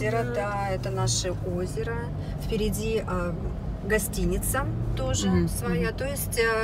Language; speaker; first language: Russian; native; Russian